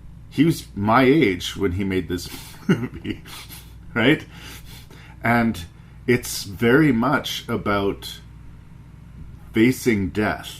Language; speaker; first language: English; native; English